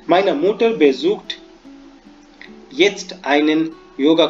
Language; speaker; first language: German; non-native, fluent; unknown